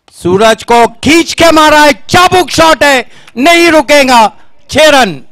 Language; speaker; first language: Hindi; non-native, local second language; Marathi